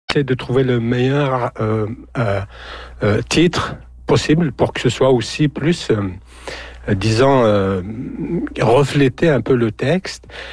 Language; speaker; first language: French; non-native, local second language; Arabic